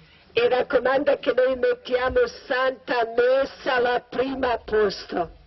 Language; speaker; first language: Italian; non-native, learner; Croatian